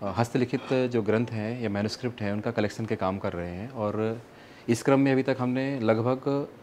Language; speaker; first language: Hindi; native; Hindi